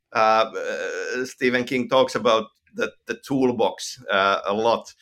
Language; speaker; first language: English; non-native, fluent; Finnish